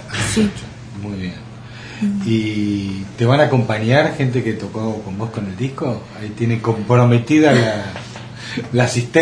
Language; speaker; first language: Spanish; native; Spanish